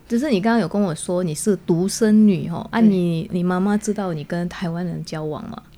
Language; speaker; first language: Chinese; native; Chinese